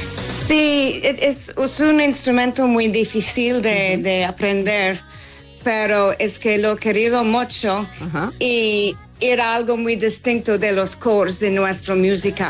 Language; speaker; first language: Spanish; non-native, learner; English